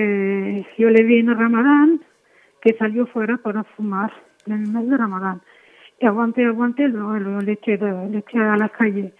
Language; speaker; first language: Spanish; non-native, fluent; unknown